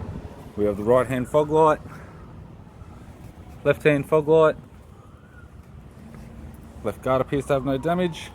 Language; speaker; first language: English; native; English